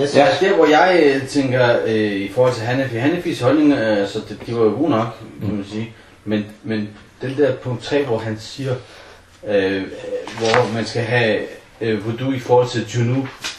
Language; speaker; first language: Danish; native; Danish